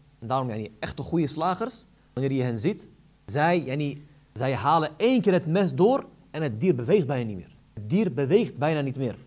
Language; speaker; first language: Dutch; early bilingual, other home language; Arabic